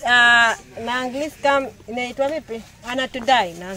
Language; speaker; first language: Russian; non-native, learner; Swahili